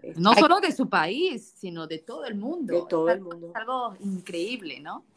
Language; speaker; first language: Spanish; native; Spanish